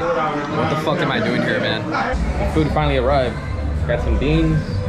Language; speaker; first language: English; native; English